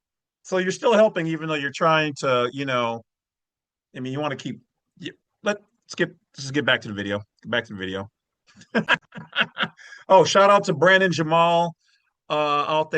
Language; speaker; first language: English; native; English